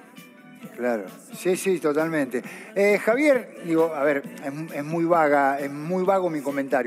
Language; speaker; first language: Spanish; native; Spanish